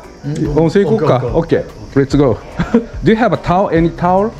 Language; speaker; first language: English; non-native, learner; Japanese